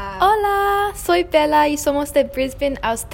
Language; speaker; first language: Spanish; non-native, learner; English